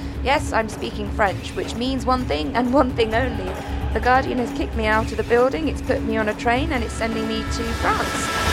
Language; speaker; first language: English; native; English